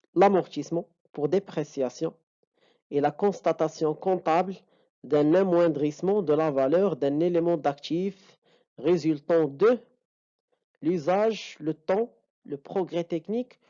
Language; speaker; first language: French; non-native, local second language; Arabic